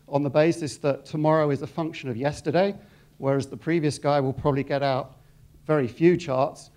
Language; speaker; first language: English; native; English